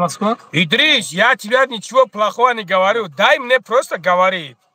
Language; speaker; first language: Russian; non-native, learner; Tajik